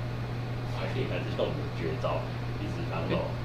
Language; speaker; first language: Chinese; native; Chinese